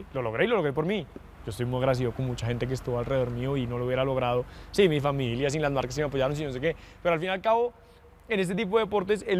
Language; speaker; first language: Spanish; native; Spanish